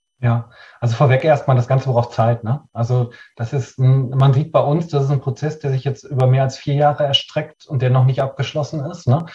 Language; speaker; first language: German; native; German